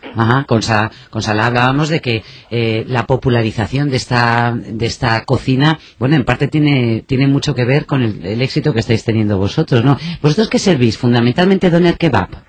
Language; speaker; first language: Spanish; native; Spanish